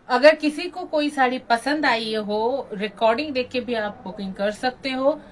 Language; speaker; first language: Hindi; non-native, local second language; Bangla